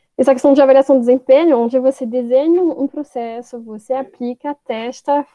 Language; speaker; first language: Portuguese; non-native, fluent; French